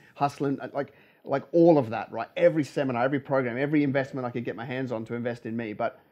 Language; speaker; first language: English; native; English